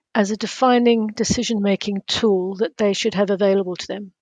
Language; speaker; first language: English; native; English